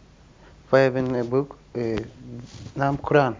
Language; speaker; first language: Dutch; non-native, learner; Turkish